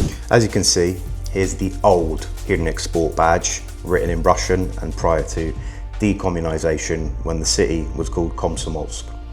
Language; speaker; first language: English; native; English